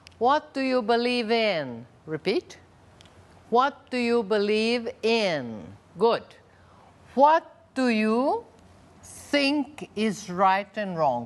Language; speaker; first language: English; non-native, fluent; Portuguese